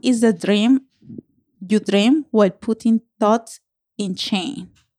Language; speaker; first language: English; non-native, fluent; Spanish